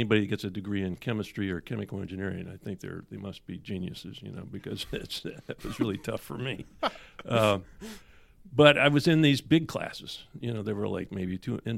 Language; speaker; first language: English; native; English